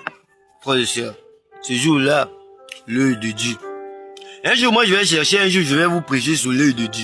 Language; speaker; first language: French; non-native, local second language; Lingala